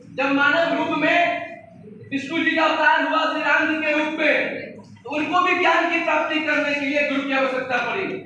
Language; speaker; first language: Hindi; native; Hindi